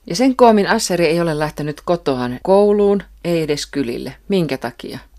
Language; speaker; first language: Finnish; native; Finnish